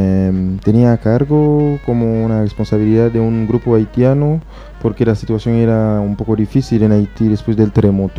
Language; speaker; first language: Spanish; non-native, fluent; Haitian Creole